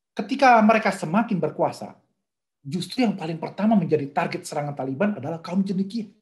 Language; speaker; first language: Indonesian; native; Indonesian